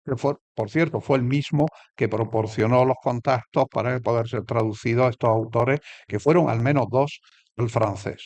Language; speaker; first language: Spanish; native; Spanish